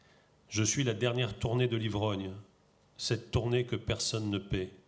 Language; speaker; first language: French; native; French